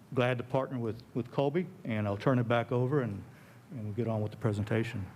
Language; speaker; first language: English; native; English